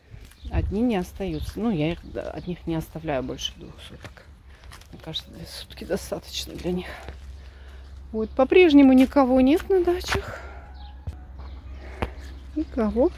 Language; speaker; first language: Russian; native; Russian